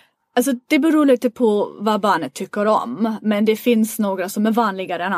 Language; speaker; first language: Swedish; non-native, fluent; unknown